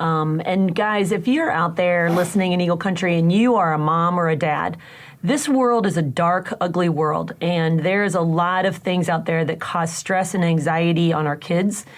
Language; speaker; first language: English; native; English